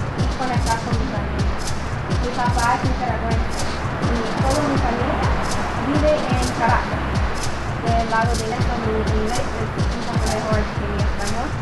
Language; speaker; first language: Spanish; early bilingual, heritage; English